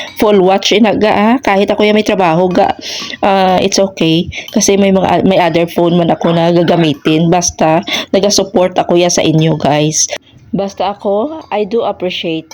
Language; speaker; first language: Filipino; non-native, local second language; Hiligaynon